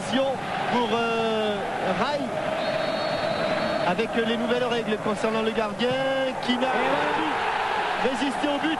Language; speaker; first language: French; native; French